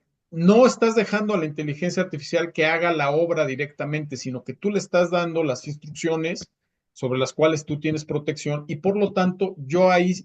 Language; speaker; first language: Spanish; native; Spanish